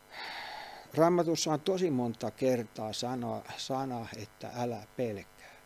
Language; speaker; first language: Finnish; native; Finnish